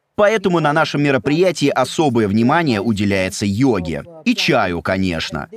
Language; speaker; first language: Russian; non-native, fluent; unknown